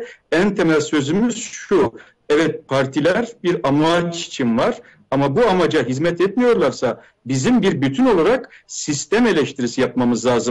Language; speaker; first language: Turkish; native; Turkish